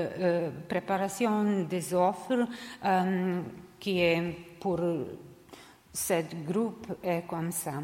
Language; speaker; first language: French; non-native, learner; Serbian